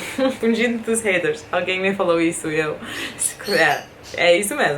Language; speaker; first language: Portuguese; non-native, fluent; English